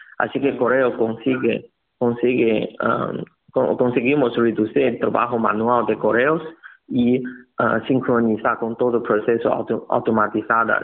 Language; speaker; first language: Spanish; non-native, learner; Chinese